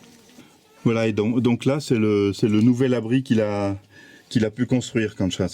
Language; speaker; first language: French; native; French